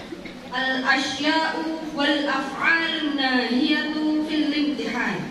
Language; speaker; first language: Arabic; non-native, learner; Indonesian